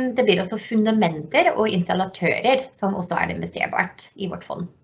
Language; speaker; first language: Norwegian; non-native, fluent; English